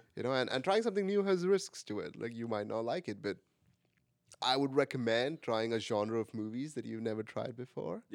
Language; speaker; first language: English; non-native, local second language; Marathi